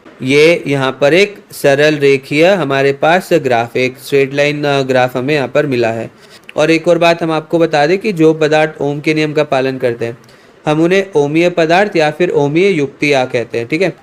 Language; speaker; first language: Hindi; native; Hindi